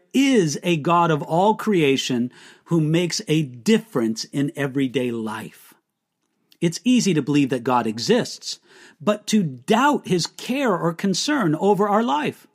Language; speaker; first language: English; native; English